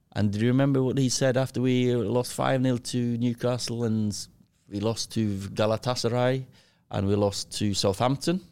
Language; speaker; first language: English; non-native, fluent; Norwegian